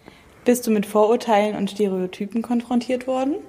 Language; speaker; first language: German; native; German